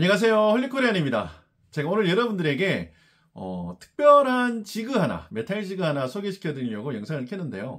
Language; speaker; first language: Korean; native; Korean